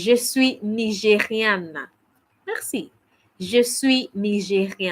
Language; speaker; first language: French; non-native, fluent; English